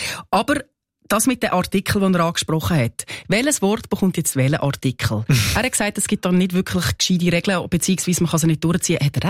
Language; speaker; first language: German; native; German